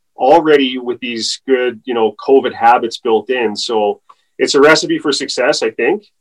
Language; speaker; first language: English; native; English